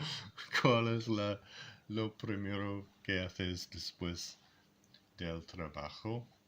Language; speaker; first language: Spanish; non-native, learner; English